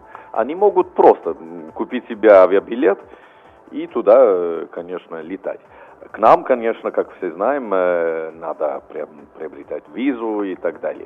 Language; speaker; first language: Russian; non-native, fluent; Italian